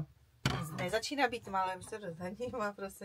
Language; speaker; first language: Czech; native; Czech